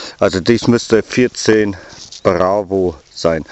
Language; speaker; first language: German; native; German